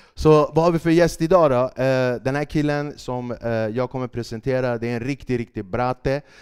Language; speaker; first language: Swedish; early bilingual, other home language; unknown